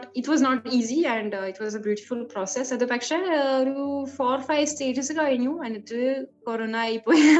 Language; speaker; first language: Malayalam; non-native, fluent; French